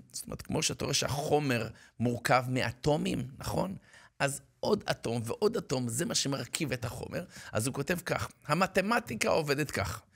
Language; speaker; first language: Hebrew; native; Hebrew